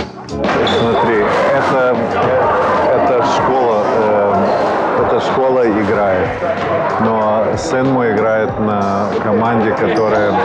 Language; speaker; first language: Russian; early bilingual, heritage; Russian